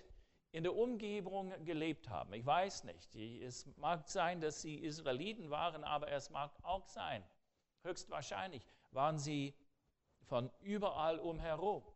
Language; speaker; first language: German; non-native, fluent; English